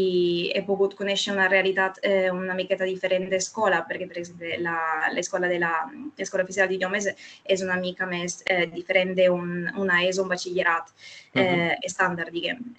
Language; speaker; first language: Catalan; non-native, fluent; Italian